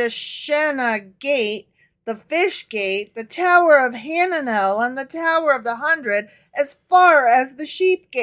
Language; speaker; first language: English; native; English